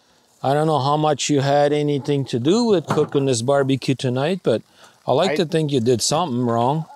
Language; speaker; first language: English; native; English